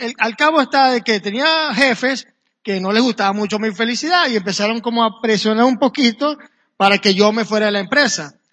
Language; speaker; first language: Spanish; native; Spanish